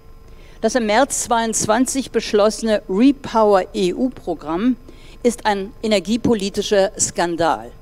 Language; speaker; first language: German; native; German